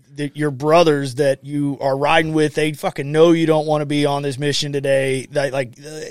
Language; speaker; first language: English; native; English